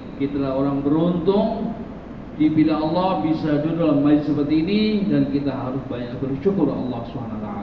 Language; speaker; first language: Indonesian; non-native, learner; English